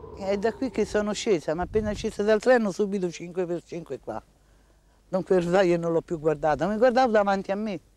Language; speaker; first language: Italian; native; Italian